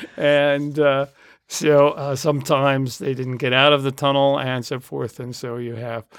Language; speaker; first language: English; native; English